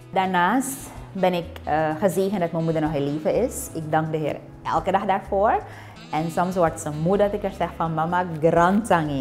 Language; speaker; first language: Dutch; native; Dutch